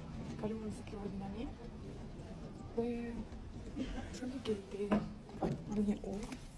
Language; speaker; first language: Albanian; early bilingual, heritage; Albanian